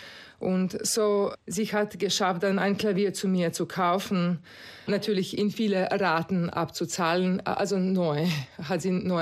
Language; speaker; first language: German; non-native, fluent; Croatian